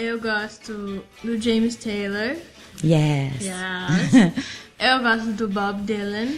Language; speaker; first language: Portuguese; early bilingual, heritage; Portuguese